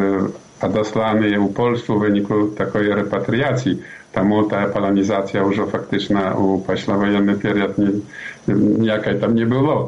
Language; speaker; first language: Polish; non-native, learner; Belarusian